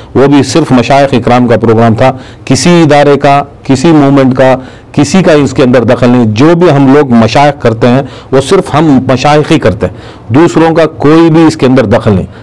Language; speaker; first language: Urdu; native; Urdu